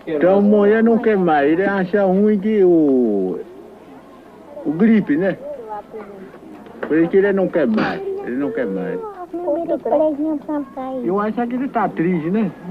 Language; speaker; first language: Portuguese; non-native, local second language; Kayapó